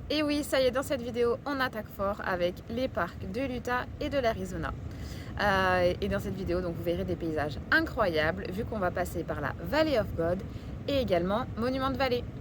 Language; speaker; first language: French; native; French